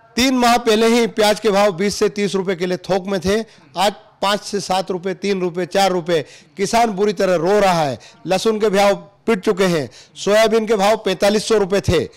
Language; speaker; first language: Hindi; native; Hindi